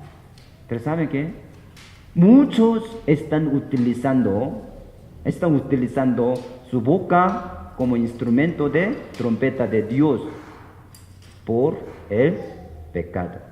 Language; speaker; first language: Spanish; non-native, fluent; Korean